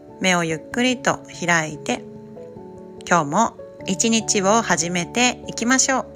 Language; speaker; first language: Japanese; native; Japanese